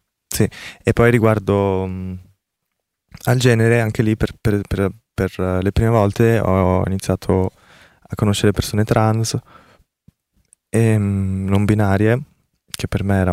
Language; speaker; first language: Italian; early bilingual, other home language; Korean